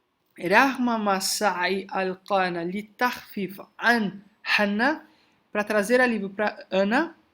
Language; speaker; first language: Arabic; non-native, fluent; Portuguese